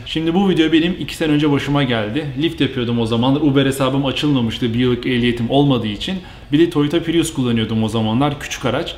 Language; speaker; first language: Turkish; native; Turkish